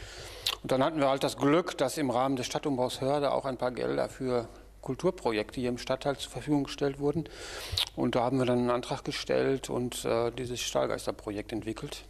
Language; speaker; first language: German; native; German